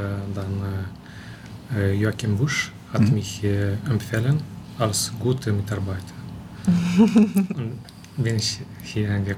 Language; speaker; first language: German; non-native, local second language; Romanian